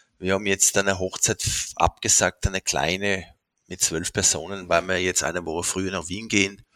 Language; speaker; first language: German; non-native, fluent; French